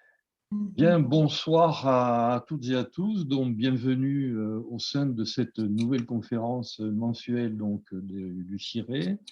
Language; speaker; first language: French; native; French